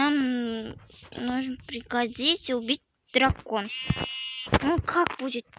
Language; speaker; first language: Russian; non-native, local second language; Kazakh